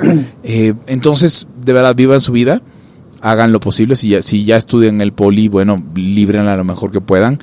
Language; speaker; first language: Spanish; native; Spanish